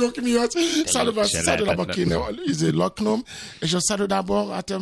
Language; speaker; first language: Hungarian; non-native, fluent; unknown